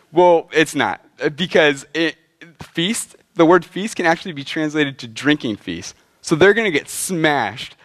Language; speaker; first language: English; native; English